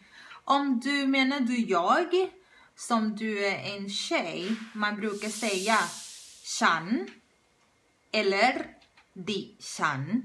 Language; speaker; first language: Swedish; non-native, fluent; Thai